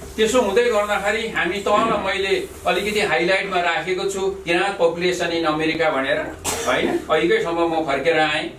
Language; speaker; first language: Nepali; native; Nepali